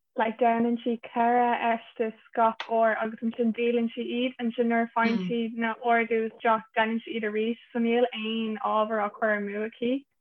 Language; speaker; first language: Irish; non-native, local second language; English